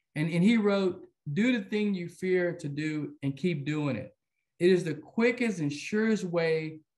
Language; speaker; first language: English; native; English